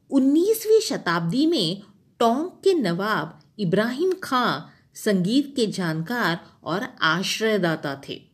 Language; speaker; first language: Hindi; non-native, local second language; Marathi